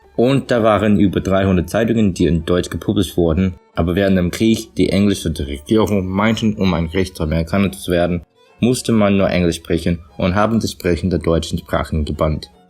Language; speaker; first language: German; early bilingual, heritage; German